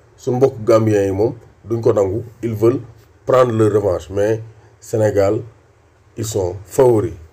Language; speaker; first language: French; non-native, local second language; Wolof